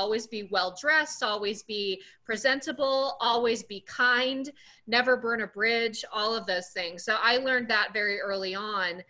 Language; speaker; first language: English; native; English